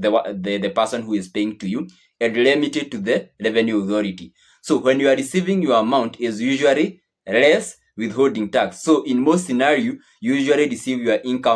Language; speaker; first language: English; non-native, local second language; Swahili